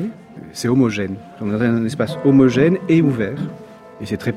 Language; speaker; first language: French; native; French